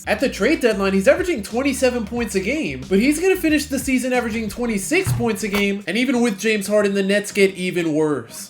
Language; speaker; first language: English; native; English